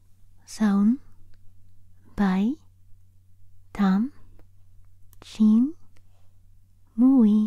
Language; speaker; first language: Vietnamese; non-native, learner; English